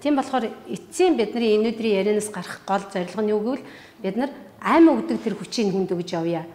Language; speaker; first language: Mongolian; native; Mongolian